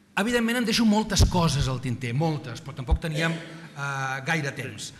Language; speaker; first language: Catalan; native; Catalan